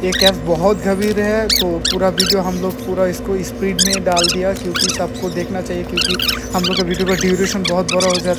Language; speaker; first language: Hindi; non-native, learner; Bangla